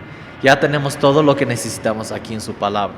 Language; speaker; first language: Spanish; non-native, fluent; English